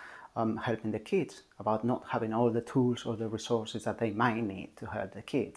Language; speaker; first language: English; non-native, fluent; Spanish